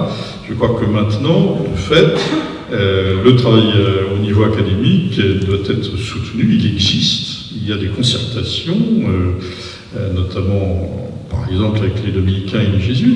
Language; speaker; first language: French; native; French